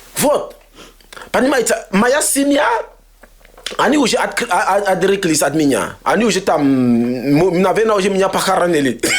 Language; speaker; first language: Russian; non-native, fluent; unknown